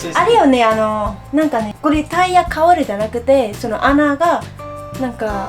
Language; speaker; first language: Japanese; non-native, learner; Vietnamese